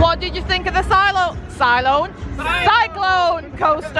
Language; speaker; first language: English; native; English